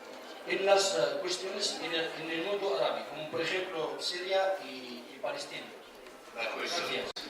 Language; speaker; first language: Spanish; non-native, fluent; Arabic